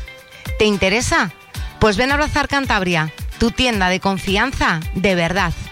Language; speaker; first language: Spanish; native; Spanish